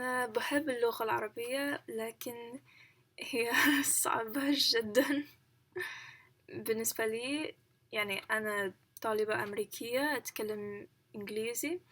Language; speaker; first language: Arabic; non-native, learner; English